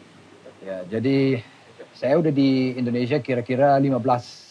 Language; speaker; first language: Indonesian; non-native, fluent; English